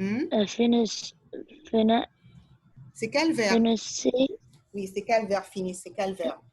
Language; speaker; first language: French; non-native, fluent; Arabic